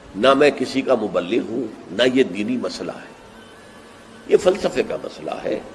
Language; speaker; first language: Urdu; native; Urdu